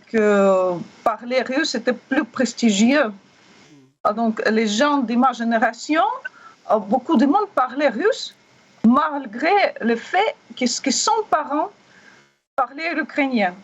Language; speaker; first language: French; non-native, learner; Russian